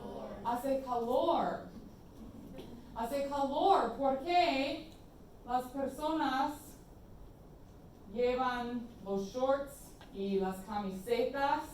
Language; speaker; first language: Spanish; non-native, fluent; English